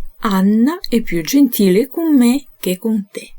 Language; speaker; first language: Italian; non-native, fluent; Ukrainian